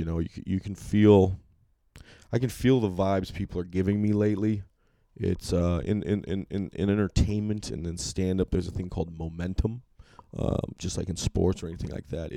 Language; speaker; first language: English; native; English